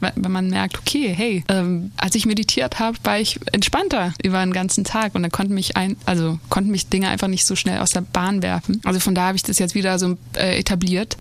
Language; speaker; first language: German; native; German